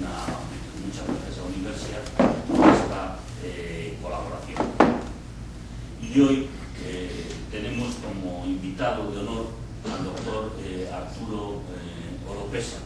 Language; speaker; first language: Spanish; native; Spanish